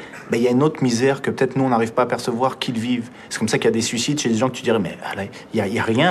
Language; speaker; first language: French; early bilingual, other home language; Arabic